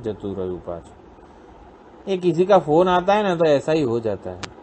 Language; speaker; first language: Hindi; non-native, local second language; Gujarati